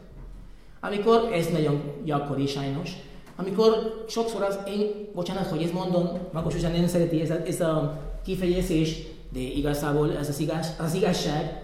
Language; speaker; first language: Hungarian; non-native, fluent; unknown